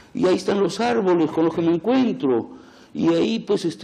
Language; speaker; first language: Spanish; native; Spanish